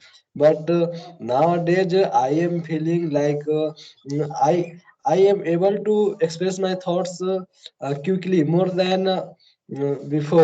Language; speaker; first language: English; non-native, learner; Hindi